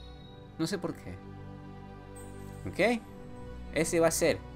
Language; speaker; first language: Spanish; native; Spanish